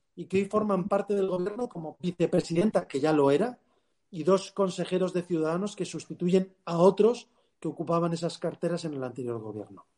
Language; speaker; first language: Spanish; native; Spanish